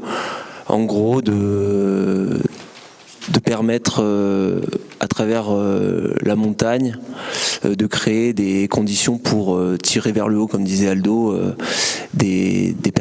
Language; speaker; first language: French; native; French